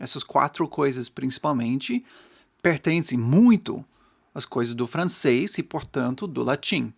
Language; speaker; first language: Portuguese; non-native, fluent; English